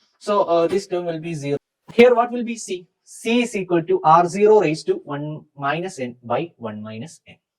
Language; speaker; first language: English; non-native, local second language; Malayalam